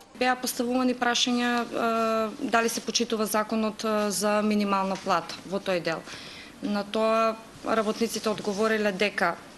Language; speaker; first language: Macedonian; native; Macedonian